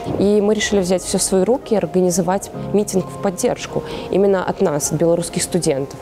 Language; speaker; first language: Russian; native; Russian